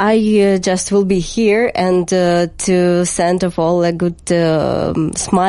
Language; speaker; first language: English; non-native, learner; Ukrainian